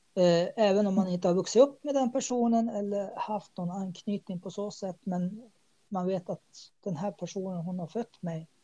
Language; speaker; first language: Swedish; native; Swedish